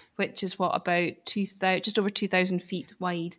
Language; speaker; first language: English; native; English